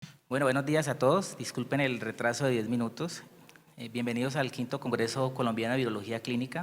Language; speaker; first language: Spanish; native; Spanish